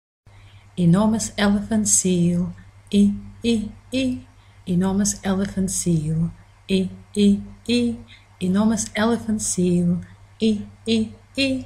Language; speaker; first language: English; native; English